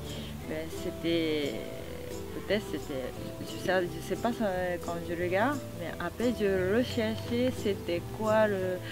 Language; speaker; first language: French; non-native, learner; Japanese